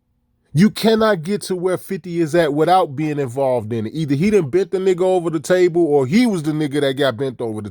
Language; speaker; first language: English; native; English